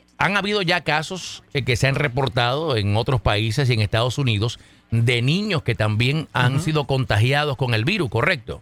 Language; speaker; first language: Spanish; native; Spanish